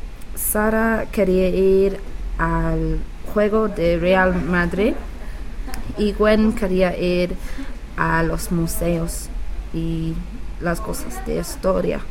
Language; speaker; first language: Spanish; non-native, learner; English